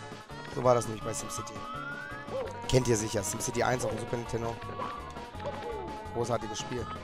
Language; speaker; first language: German; native; German